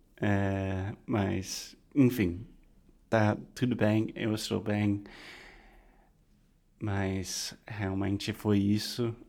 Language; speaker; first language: Portuguese; non-native, fluent; English